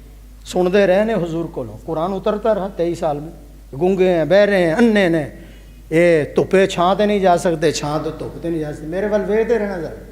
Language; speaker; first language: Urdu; non-native, local second language; Punjabi